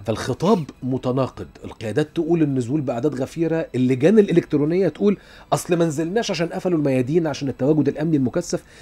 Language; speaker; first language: Arabic; native; Arabic